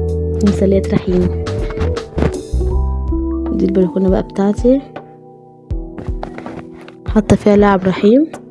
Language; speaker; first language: Arabic; native; Arabic